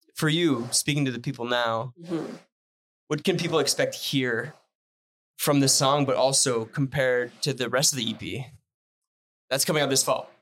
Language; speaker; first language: English; non-native, fluent; French